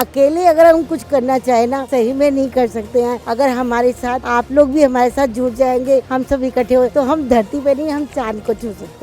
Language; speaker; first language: Hindi; native; Hindi